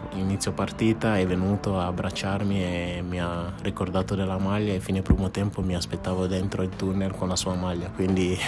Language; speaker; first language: Italian; early bilingual, other home language; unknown